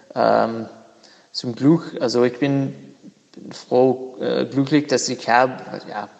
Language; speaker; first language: German; non-native, learner; English